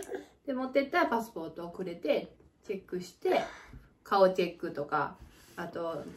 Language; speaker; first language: Japanese; native; Japanese